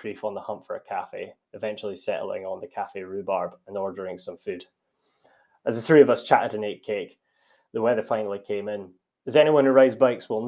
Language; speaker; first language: English; native; English